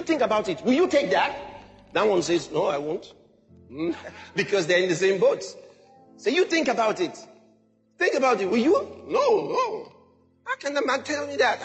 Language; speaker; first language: English; non-native, local second language; Yoruba